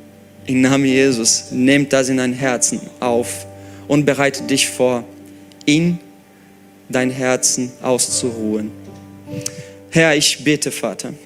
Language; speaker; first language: German; non-native, fluent; Portuguese